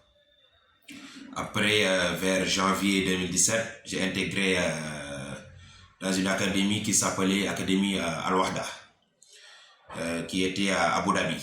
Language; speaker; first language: French; non-native, local second language; Wolof